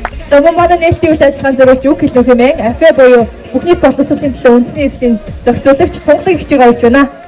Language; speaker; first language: Mongolian; native; Mongolian